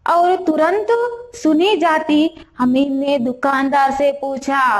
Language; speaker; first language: Hindi; non-native, local second language; Telugu